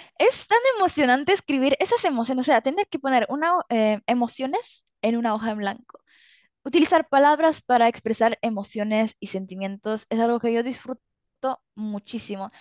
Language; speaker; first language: Spanish; early bilingual, other home language; Italian